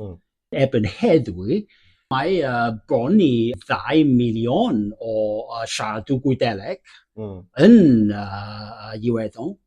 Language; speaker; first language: Welsh; non-native, learner; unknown